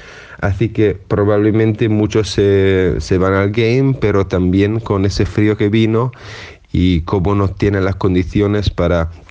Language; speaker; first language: Spanish; non-native, fluent; Italian